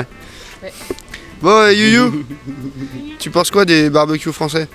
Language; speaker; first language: French; native; French